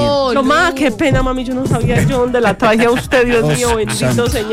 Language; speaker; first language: Spanish; native; Spanish